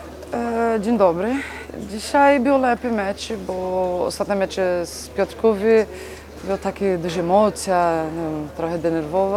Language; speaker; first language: Polish; non-native, learner; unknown